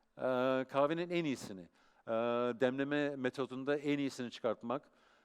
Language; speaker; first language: Turkish; early bilingual, heritage; Turkish